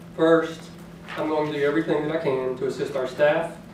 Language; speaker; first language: English; native; English